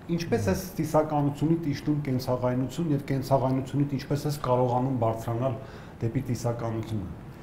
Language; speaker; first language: Armenian; native; Armenian